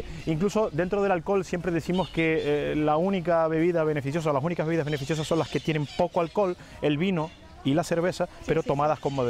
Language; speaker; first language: Spanish; native; Spanish